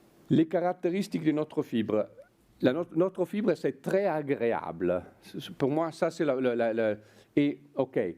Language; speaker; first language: French; non-native, fluent; Italian